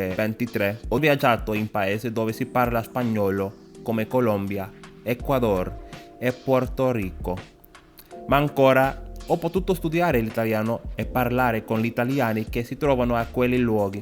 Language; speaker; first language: Italian; non-native, learner; Spanish